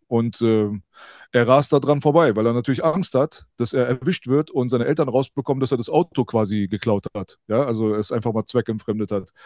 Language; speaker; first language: German; early bilingual, other home language; Persian